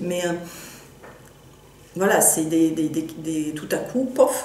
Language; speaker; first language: French; native; French